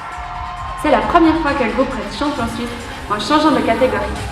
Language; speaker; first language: French; native; French